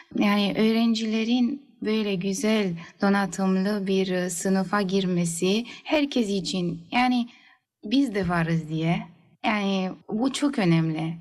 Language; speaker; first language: Turkish; early bilingual, heritage; Turkish